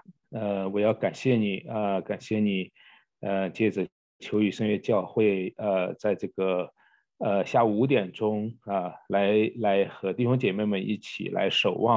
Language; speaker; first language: Chinese; native; Chinese